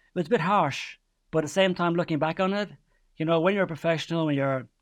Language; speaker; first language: English; native; English